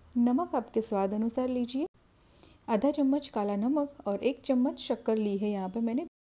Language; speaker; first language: Hindi; non-native, local second language; Gujarati